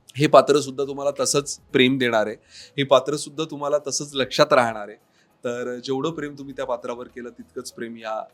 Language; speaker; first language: Marathi; native; Marathi